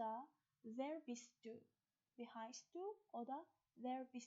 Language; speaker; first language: German; non-native, fluent; Persian